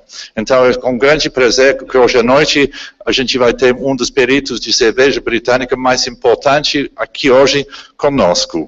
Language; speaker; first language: Portuguese; non-native, fluent; English